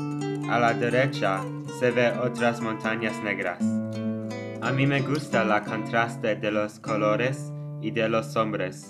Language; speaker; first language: Spanish; non-native, learner; English